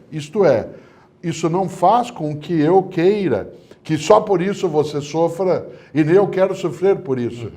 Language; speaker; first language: Portuguese; native; Portuguese